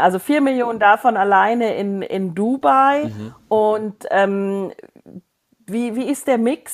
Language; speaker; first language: German; native; German